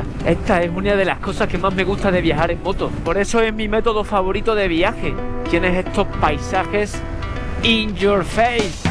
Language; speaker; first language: Spanish; native; Spanish